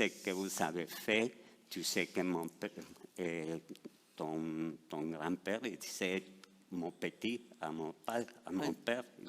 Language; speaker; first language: French; non-native, fluent; Spanish